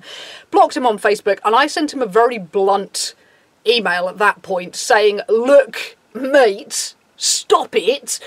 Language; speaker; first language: English; native; English